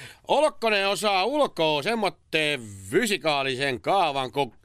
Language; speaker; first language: Finnish; native; Finnish